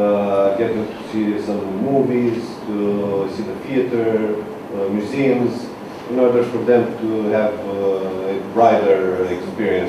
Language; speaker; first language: English; non-native, learner; Romanian